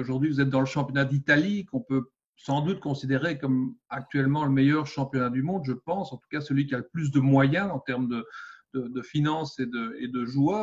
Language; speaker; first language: French; native; French